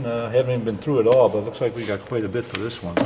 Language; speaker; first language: English; native; English